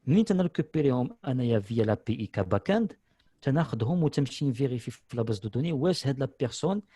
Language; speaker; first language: Arabic; native; Arabic